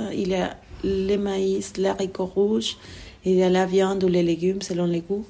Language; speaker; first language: French; non-native, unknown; Spanish